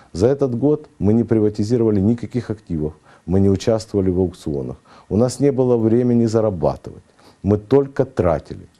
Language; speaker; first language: Russian; native; Russian